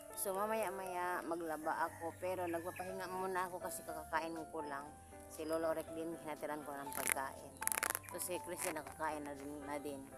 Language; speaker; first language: Filipino; non-native, local second language; Cebuano